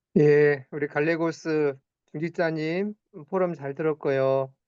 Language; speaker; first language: Korean; native; Korean